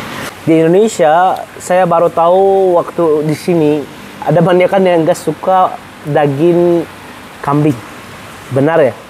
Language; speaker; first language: Indonesian; non-native, learner; Arabic